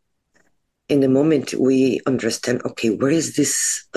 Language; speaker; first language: English; non-native, fluent; Spanish